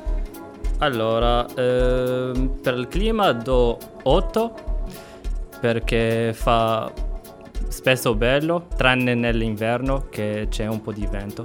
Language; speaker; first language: Italian; non-native, fluent; Arabic